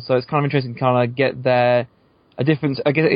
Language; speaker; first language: English; native; English